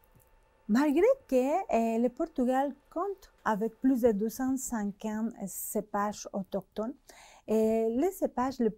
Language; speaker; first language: French; non-native, fluent; Spanish